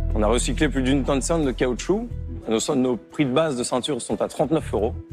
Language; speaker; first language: French; native; French